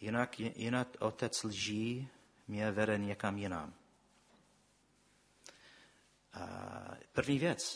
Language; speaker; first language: Czech; non-native, fluent; English